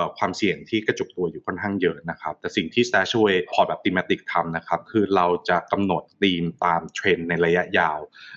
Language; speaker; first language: Thai; native; Thai